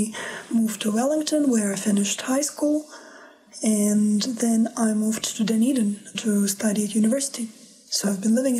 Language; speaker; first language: English; non-native, fluent; Russian